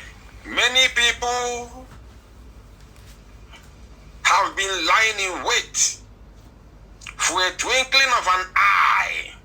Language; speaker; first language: English; non-native, local second language; Igbo